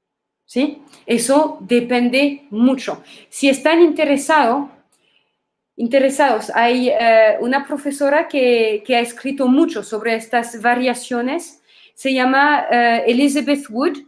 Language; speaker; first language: Spanish; non-native, fluent; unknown